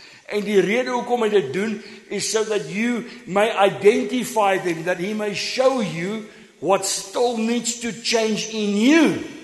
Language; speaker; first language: English; non-native, local second language; Afrikaans